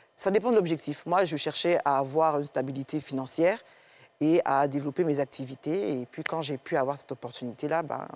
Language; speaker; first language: French; native; French